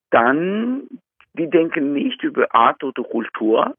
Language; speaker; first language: German; non-native, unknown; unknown